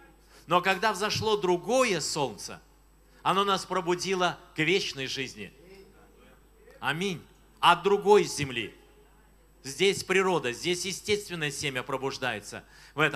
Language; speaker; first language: Russian; native; Russian